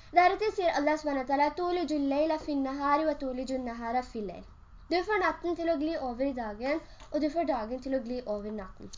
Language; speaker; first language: Norwegian; early bilingual, other home language; Urdu